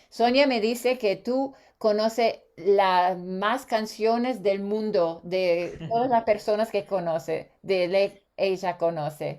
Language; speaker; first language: Spanish; non-native, learner; English